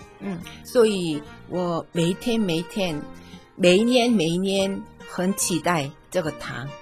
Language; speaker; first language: Chinese; non-native, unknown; Korean